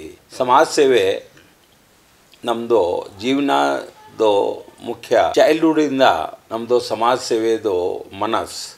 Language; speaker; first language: Kannada; non-native, learner; Hindi